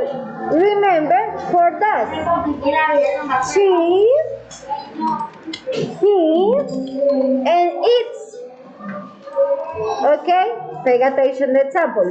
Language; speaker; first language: English; non-native, learner; Spanish